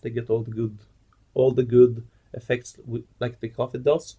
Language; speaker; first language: English; non-native, fluent; Norwegian